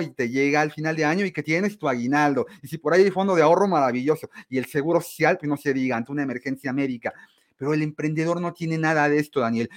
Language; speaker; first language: Spanish; native; Spanish